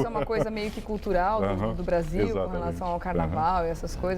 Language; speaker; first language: Portuguese; native; Portuguese